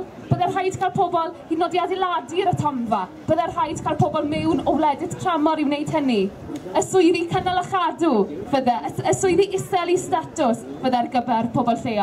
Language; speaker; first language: Welsh; native; Welsh